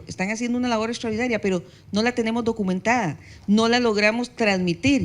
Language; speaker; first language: Spanish; native; Spanish